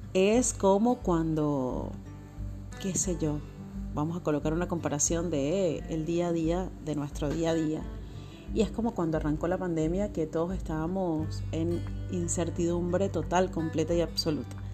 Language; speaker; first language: Spanish; native; Spanish